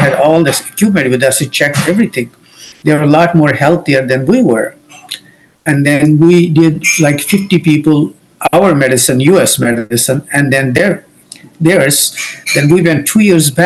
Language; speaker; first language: English; non-native, local second language; Kashmiri